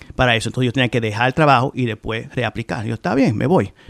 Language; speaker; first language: Spanish; early bilingual, heritage; Spanish